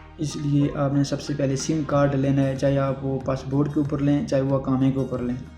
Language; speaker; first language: Urdu; non-native, local second language; Punjabi